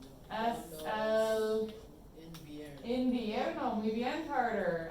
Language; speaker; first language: Spanish; non-native, fluent; English